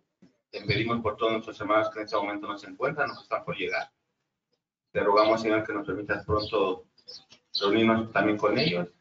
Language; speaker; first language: Spanish; native; Spanish